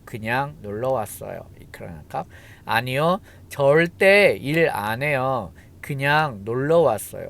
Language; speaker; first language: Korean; non-native, fluent; Thai